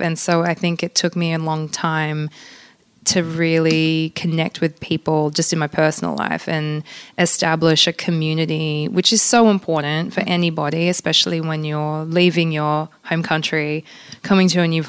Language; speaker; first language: English; non-native, local second language; Polish